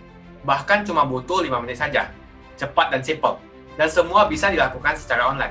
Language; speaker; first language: Indonesian; native; Indonesian